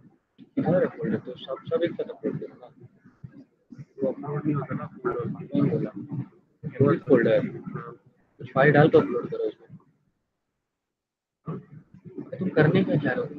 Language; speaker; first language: Hindi; native; Hindi